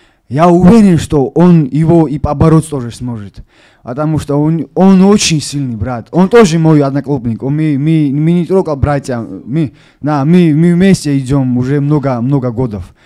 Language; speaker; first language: Russian; non-native, fluent; Georgian